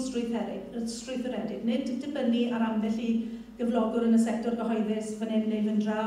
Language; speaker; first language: Welsh; native; Welsh